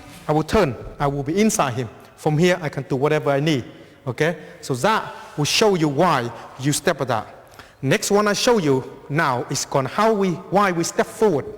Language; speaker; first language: English; non-native, fluent; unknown